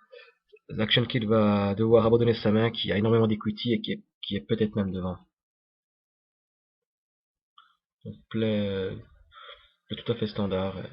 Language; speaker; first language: French; native; French